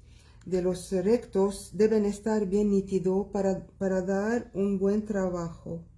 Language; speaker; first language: Spanish; non-native, local second language; Arabic